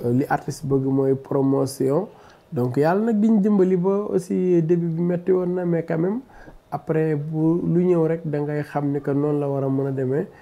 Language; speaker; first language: Wolof; non-native, local second language; Fula